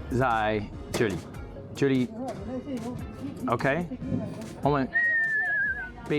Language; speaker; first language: Chinese; non-native, learner; English